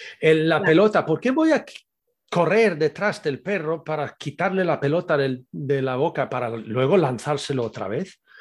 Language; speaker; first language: Spanish; native; Spanish